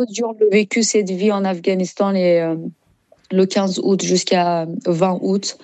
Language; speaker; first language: French; non-native, learner; Persian